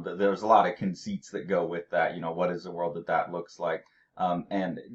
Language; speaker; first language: English; native; English